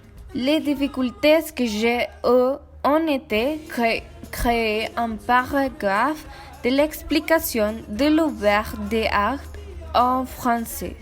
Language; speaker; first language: French; non-native, learner; Spanish